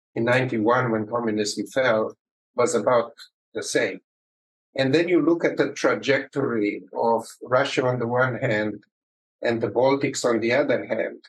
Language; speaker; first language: English; early bilingual, other home language; Romanian